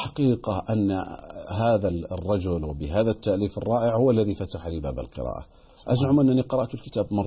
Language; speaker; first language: Arabic; native; Arabic